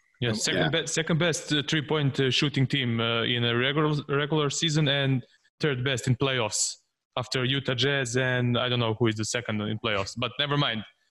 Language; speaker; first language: English; non-native, fluent; Serbian